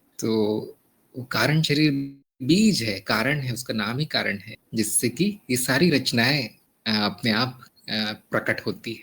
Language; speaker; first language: Hindi; native; Hindi